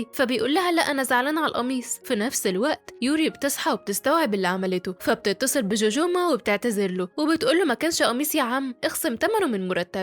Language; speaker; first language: Arabic; native; Arabic